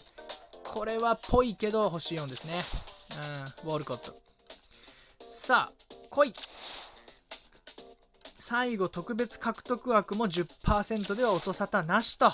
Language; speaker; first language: Japanese; native; Japanese